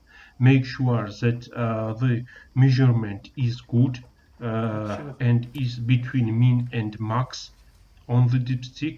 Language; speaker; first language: English; non-native, learner; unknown